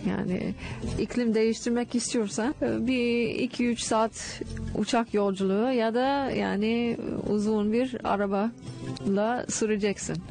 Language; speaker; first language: Turkish; non-native, fluent; English